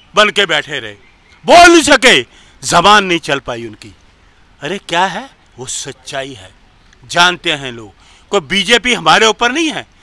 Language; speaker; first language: Hindi; native; Hindi